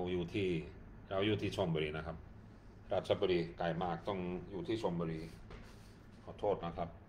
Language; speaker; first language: Thai; non-native, learner; Swedish